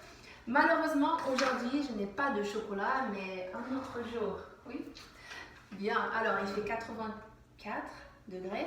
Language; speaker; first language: French; non-native, fluent; English